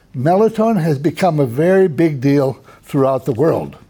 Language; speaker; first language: English; native; English